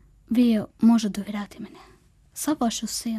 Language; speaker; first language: Ukrainian; non-native, learner; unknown